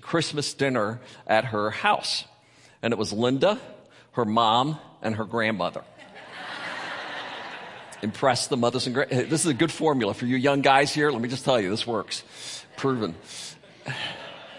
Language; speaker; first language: English; native; English